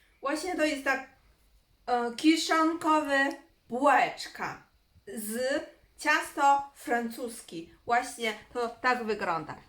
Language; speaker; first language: Polish; non-native, learner; Chinese